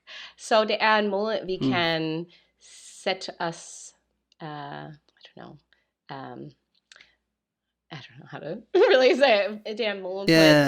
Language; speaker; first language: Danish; non-native, fluent; English